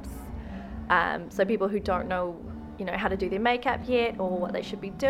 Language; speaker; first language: English; native; English